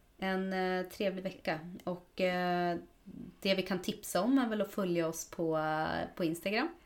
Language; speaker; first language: Swedish; native; Swedish